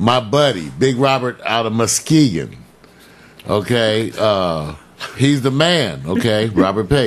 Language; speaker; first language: English; native; English